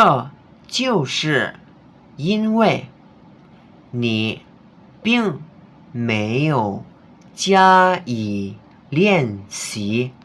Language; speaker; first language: Chinese; non-native, fluent; Indonesian